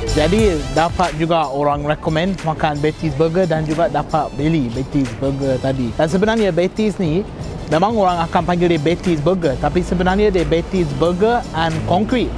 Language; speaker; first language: Malay; non-native, fluent; English